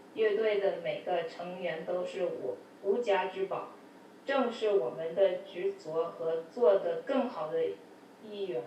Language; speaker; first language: Chinese; early bilingual, other home language; English